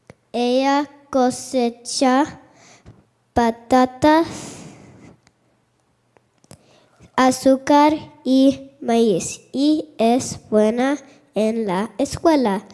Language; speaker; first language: Spanish; non-native, learner; English